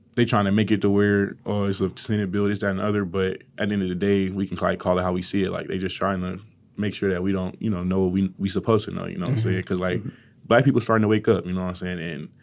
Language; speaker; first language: English; native; English